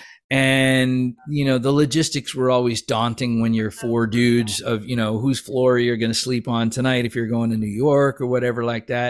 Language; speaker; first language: English; native; English